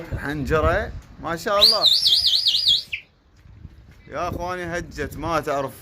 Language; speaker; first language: Arabic; native; Arabic